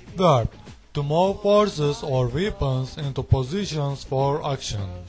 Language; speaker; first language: English; non-native, learner; Turkish